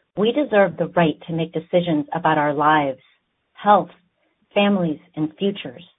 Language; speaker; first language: English; early bilingual, other home language; Spanish